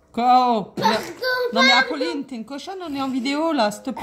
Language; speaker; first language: French; native; French